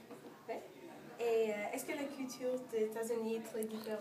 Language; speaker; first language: French; non-native, learner; English